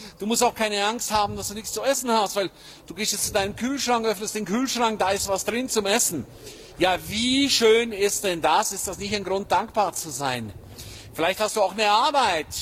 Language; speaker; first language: German; native; German